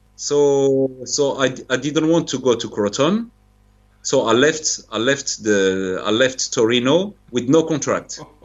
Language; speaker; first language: English; non-native, fluent; French